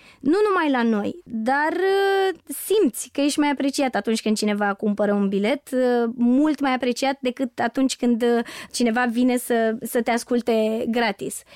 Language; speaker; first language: Romanian; native; Romanian